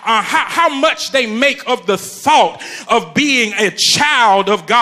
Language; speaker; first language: English; native; English